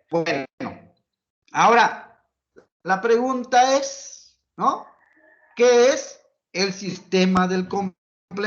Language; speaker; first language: Spanish; native; Spanish